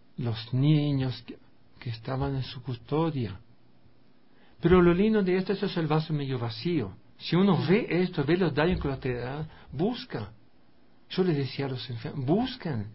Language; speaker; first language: Spanish; non-native, fluent; French